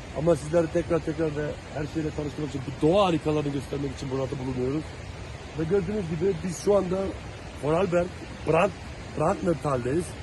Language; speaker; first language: Turkish; early bilingual, heritage; Turkish